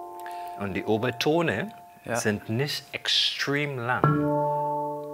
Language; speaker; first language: German; non-native, fluent; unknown